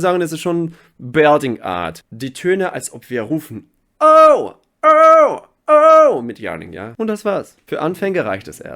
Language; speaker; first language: German; non-native, fluent; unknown